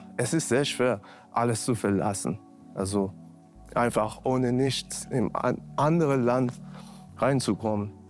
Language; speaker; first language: German; non-native, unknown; Persian